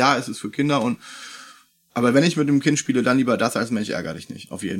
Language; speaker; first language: German; native; German